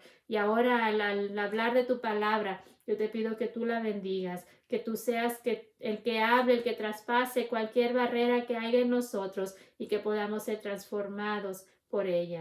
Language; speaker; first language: Spanish; native; Spanish